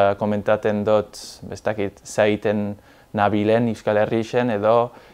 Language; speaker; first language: Basque; non-native, fluent; English